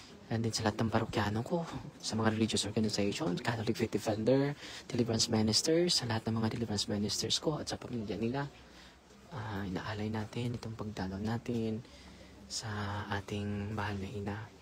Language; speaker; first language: Filipino; native; Filipino